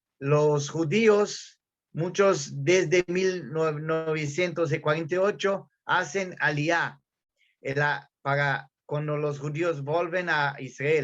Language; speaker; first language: Spanish; non-native, learner; Portuguese